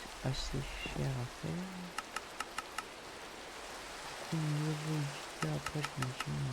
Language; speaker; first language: French; native; French